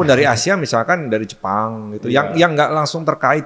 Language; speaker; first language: Indonesian; native; Indonesian